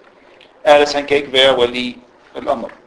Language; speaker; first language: Danish; non-native, fluent; Arabic